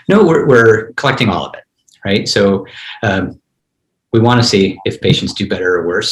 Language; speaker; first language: English; native; English